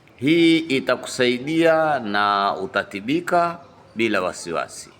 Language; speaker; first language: Swahili; native; Swahili